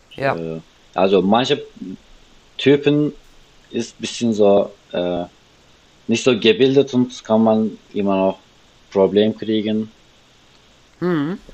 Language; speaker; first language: German; non-native, fluent; Turkish